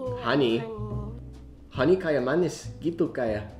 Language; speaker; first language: Indonesian; non-native, fluent; English